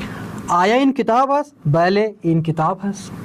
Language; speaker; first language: Persian; non-native, fluent; Urdu